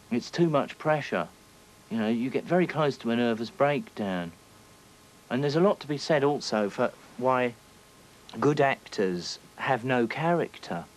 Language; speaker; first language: English; native; English